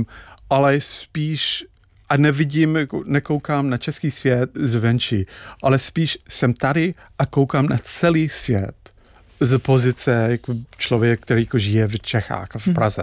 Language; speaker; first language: Czech; non-native, fluent; English